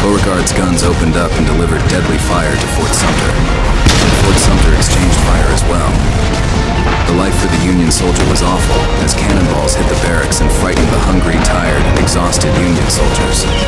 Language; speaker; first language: English; native; English